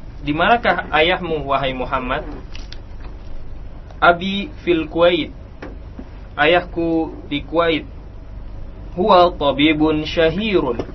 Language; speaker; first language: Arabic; non-native, learner; Indonesian